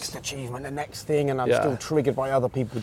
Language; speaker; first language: English; native; English